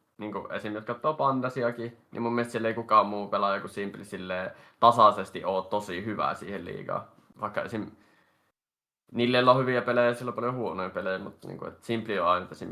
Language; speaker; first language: Finnish; native; Finnish